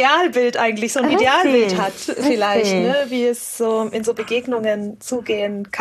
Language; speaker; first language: German; native; German